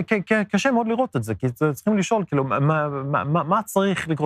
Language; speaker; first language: Hebrew; non-native, fluent; Swedish